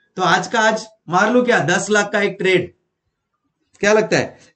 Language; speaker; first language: Hindi; native; Hindi